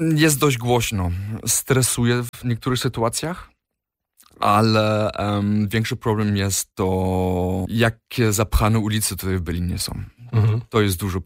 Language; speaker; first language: Polish; early bilingual, heritage; Polish